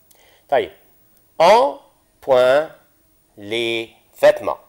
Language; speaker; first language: French; non-native, fluent; Arabic